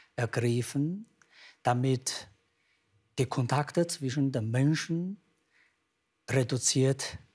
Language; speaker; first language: German; non-native, fluent; Chinese